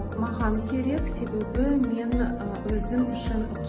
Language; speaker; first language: Kazakh; non-native, learner; Russian